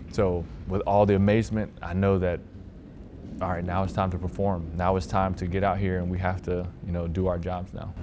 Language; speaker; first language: English; native; English